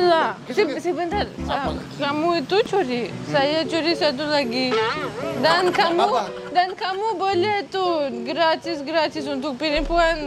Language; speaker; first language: Indonesian; non-native, learner; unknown